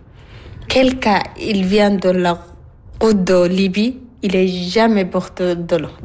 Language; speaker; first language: French; non-native, learner; Arabic